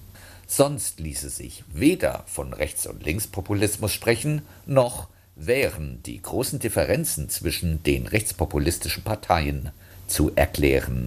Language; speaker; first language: German; native; German